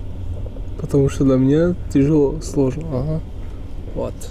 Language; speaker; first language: Russian; non-native, learner; French